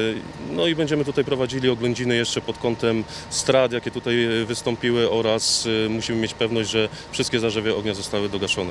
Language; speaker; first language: Polish; native; Polish